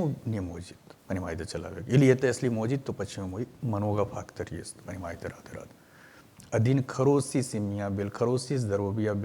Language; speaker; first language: Russian; non-native, learner; Hindi